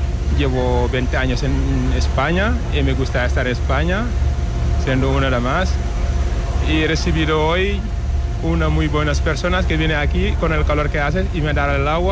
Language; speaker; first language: Spanish; non-native, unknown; Wolof